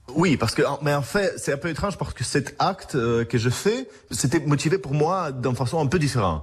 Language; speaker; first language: French; non-native, fluent; Russian